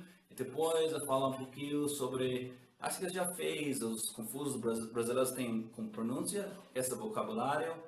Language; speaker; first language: Portuguese; non-native, learner; English